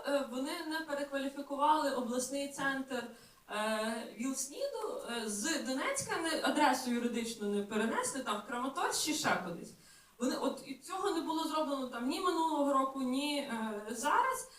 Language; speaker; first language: Ukrainian; native; Ukrainian